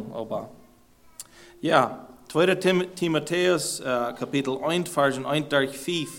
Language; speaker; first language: Dutch; non-native, learner; German